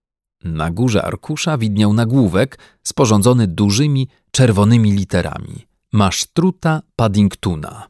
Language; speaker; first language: Polish; native; Polish